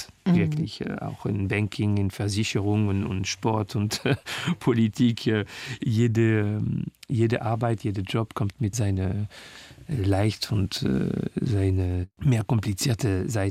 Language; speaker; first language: German; non-native, fluent; French